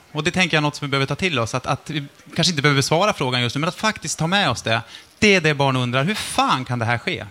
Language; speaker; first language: Swedish; native; Swedish